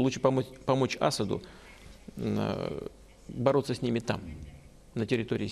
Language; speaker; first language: Russian; native; Russian